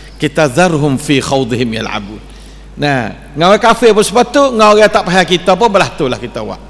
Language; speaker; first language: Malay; native; Malay